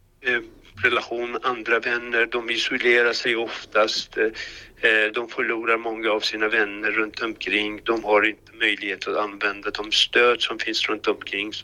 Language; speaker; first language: Swedish; non-native, fluent; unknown